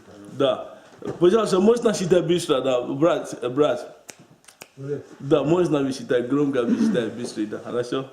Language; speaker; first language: Russian; non-native, learner; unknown